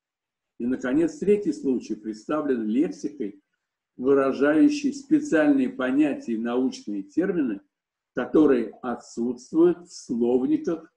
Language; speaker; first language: Russian; native; Russian